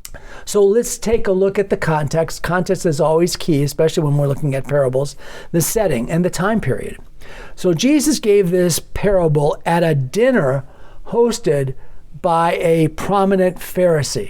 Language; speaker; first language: English; native; English